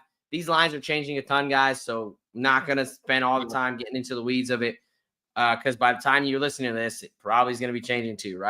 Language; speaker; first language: English; native; English